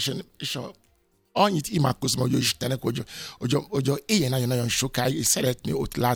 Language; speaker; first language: Hungarian; non-native, fluent; Yoruba